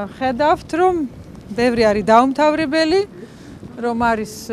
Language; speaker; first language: Georgian; non-native, fluent; Dutch